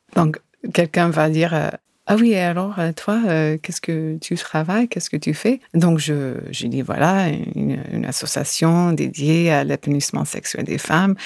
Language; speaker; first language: French; non-native, fluent; English